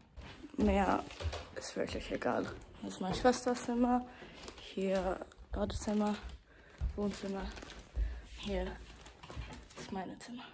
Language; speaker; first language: German; non-native, learner; Swedish